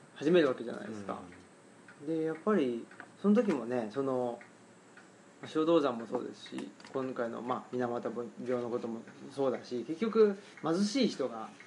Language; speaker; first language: Japanese; native; Japanese